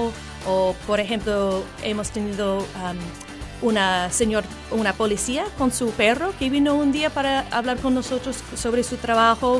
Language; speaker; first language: Spanish; non-native, fluent; English